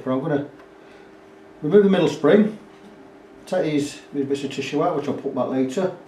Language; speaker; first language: English; native; English